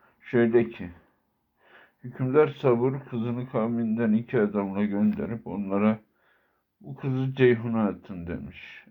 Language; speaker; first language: Turkish; native; Turkish